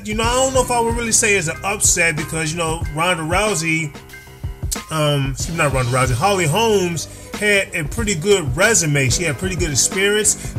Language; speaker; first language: English; native; English